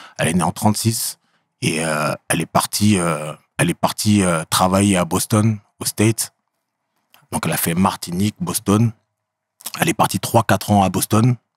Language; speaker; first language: French; native; French